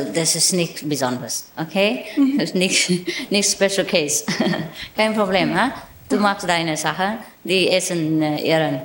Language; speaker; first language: German; non-native, learner; Vietnamese